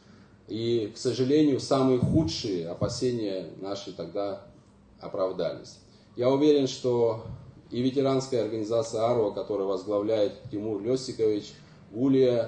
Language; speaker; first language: Russian; native; Russian